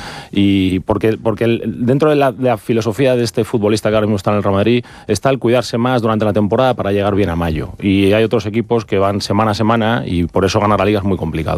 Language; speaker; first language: Spanish; native; Spanish